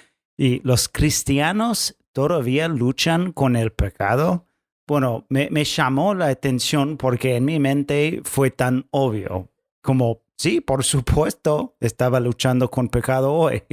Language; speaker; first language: Spanish; non-native, fluent; English